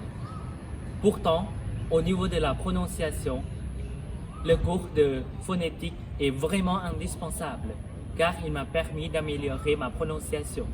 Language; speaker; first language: French; non-native, fluent; Thai